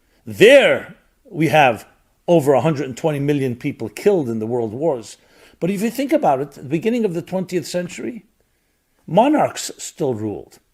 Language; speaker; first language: English; native; English